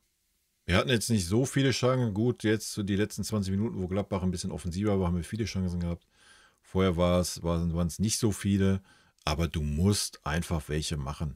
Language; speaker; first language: German; native; German